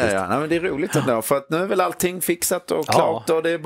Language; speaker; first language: Swedish; native; Swedish